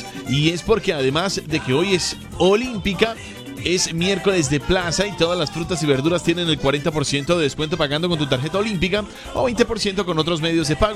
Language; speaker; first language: Spanish; native; Spanish